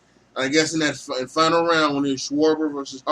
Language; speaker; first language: English; native; English